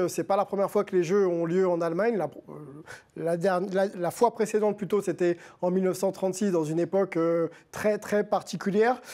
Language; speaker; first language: French; native; French